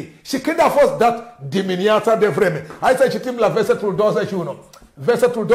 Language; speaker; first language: Romanian; non-native, learner; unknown